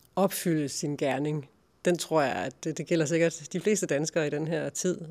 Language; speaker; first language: Danish; native; Danish